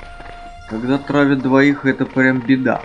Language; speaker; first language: Russian; native; Russian